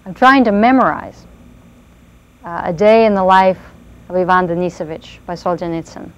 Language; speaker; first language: English; native; English